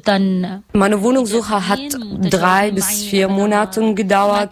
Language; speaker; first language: German; non-native, learner; Arabic